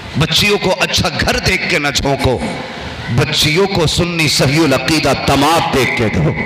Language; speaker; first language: Urdu; native; Urdu